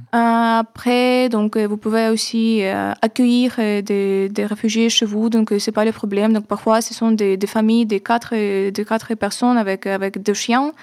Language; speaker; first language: French; non-native, fluent; Ukrainian